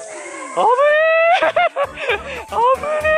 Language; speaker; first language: Japanese; native; Japanese